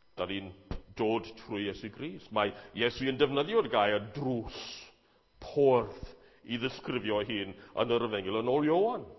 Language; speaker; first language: Welsh; native; Welsh